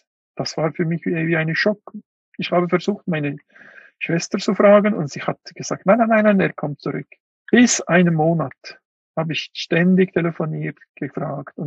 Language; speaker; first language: German; non-native, fluent; Uyghur